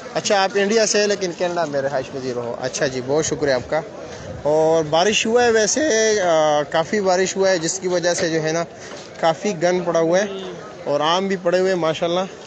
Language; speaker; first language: Urdu; non-native, local second language; Pashto